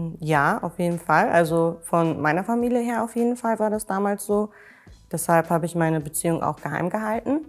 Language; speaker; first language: German; early bilingual, other home language; Turkish